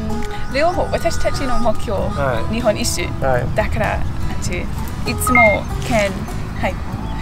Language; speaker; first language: Japanese; non-native, learner; English